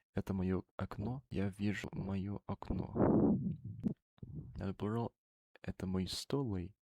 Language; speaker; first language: Russian; non-native, learner; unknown